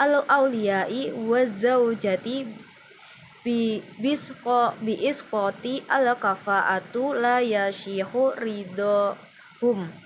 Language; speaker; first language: Arabic; non-native, learner; Indonesian